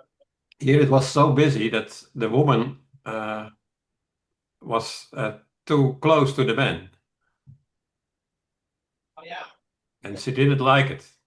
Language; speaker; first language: English; non-native, fluent; Dutch